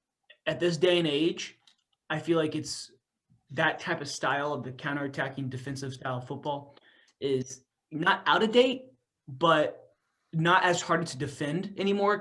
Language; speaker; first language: English; native; English